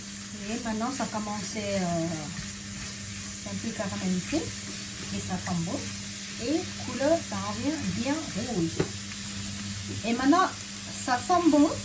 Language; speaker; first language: French; non-native, learner; Thai